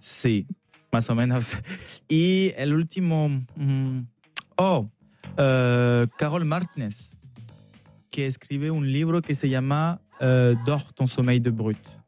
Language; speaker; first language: Spanish; non-native, learner; French